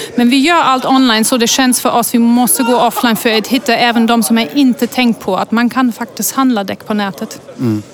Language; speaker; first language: Swedish; non-native, fluent; German